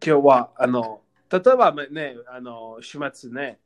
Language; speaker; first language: Japanese; non-native, learner; English